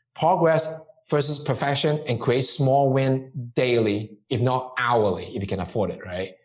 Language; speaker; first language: English; non-native, local second language; Cantonese